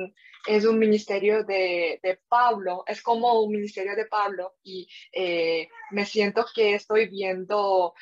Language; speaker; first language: Spanish; non-native, fluent; Korean